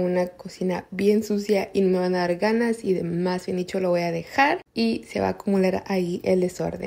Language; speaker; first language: Spanish; native; Spanish